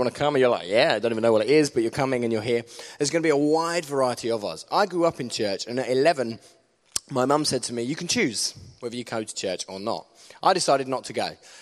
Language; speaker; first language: English; native; English